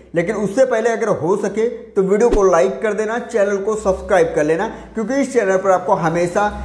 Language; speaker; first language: Hindi; native; Hindi